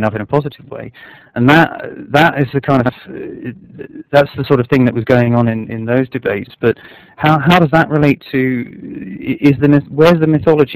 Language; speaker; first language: English; native; English